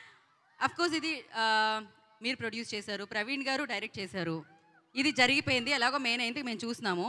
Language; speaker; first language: Telugu; native; Telugu